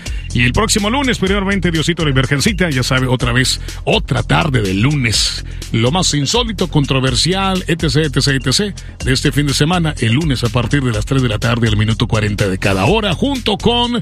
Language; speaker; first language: Spanish; native; Spanish